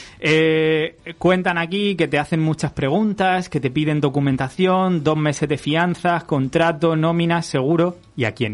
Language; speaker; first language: Spanish; native; Spanish